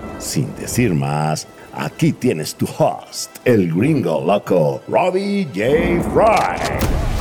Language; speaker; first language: Spanish; non-native, fluent; English